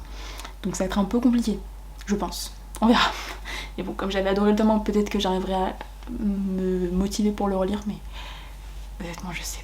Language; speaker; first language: French; native; French